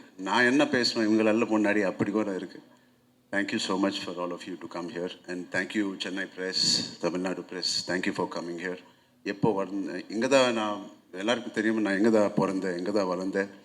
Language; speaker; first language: Tamil; non-native, local second language; Telugu